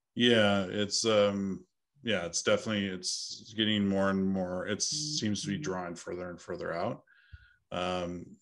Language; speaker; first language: English; native; English